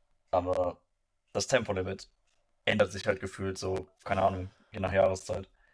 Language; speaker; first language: German; native; German